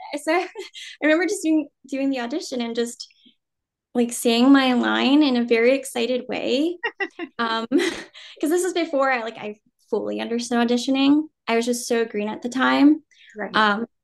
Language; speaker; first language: English; early bilingual, other home language; Vietnamese